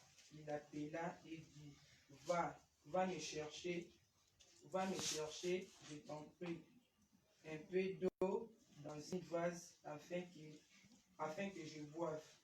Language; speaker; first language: French; non-native, local second language; Lingala